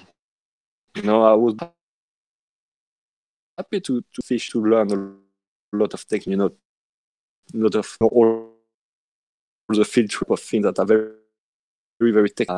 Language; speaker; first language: English; non-native, fluent; French